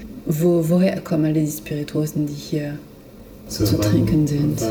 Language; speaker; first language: German; non-native, fluent; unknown